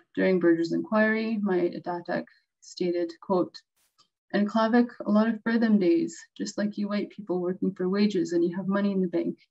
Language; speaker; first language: English; native; English